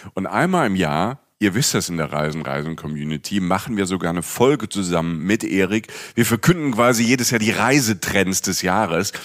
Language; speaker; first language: German; native; German